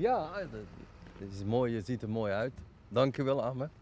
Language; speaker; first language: Dutch; non-native, fluent; Persian